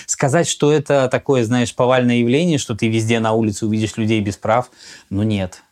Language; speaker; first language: Russian; native; Russian